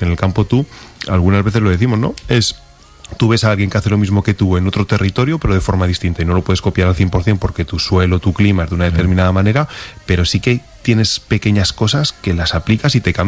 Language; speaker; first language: Spanish; native; Spanish